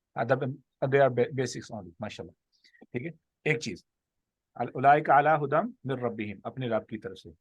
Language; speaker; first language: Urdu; non-native, local second language; Punjabi